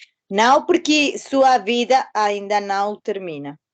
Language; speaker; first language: Portuguese; non-native, learner; Spanish